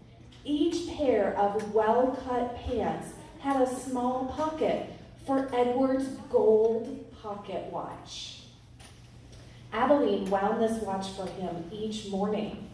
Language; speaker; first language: English; native; English